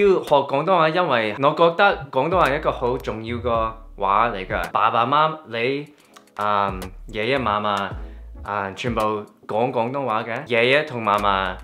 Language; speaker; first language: Cantonese; early bilingual, heritage; English